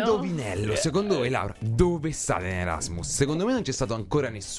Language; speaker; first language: Italian; native; Italian